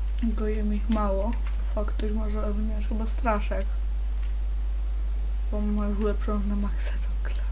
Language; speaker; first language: Polish; native; Polish